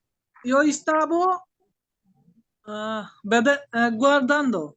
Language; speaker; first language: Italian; non-native, learner; Bangla